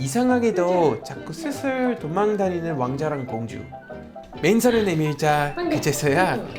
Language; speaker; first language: Korean; native; Korean